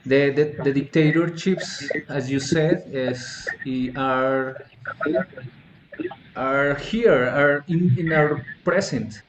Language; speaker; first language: English; non-native, fluent; Spanish